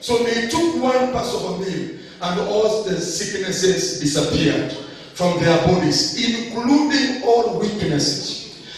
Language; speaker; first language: English; non-native, local second language; Swahili